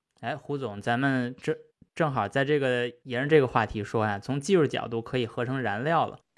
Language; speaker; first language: Chinese; native; Chinese